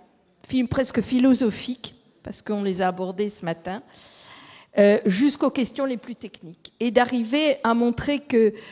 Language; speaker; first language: French; native; French